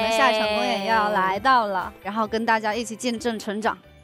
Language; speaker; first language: Chinese; native; Chinese